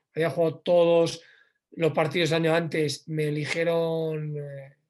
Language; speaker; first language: Spanish; native; Spanish